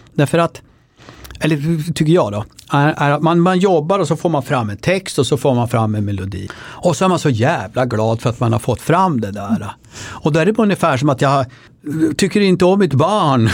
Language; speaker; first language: Swedish; native; Swedish